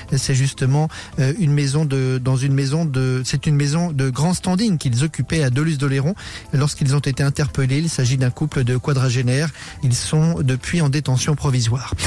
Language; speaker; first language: French; native; French